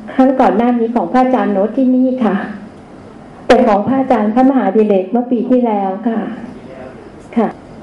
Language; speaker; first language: Thai; native; Thai